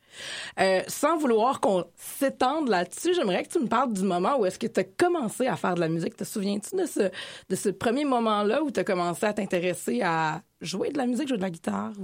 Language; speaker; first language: French; native; French